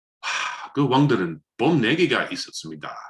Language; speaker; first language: Korean; non-native, learner; English